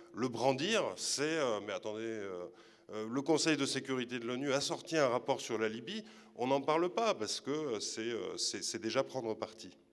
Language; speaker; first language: French; native; French